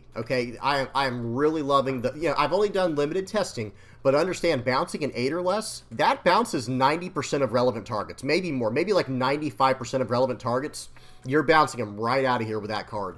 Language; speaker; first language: English; native; English